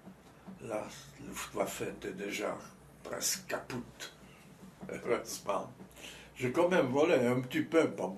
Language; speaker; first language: French; non-native, fluent; Czech